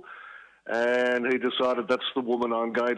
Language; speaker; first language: English; early bilingual, other home language; Greek